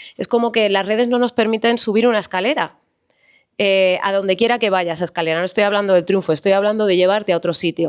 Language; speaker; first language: Spanish; native; Spanish